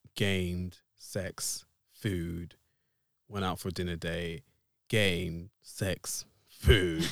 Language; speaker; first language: English; native; English